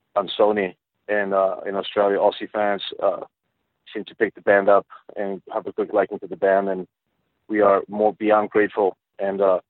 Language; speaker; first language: English; early bilingual, other home language; Spanish